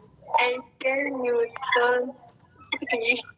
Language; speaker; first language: English; non-native, learner; Indonesian